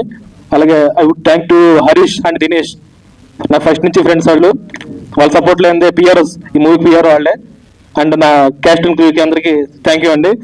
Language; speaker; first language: Telugu; native; Telugu